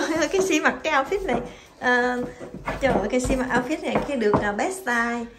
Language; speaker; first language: Vietnamese; native; Vietnamese